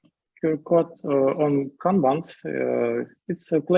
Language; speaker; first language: English; non-native, learner; Ukrainian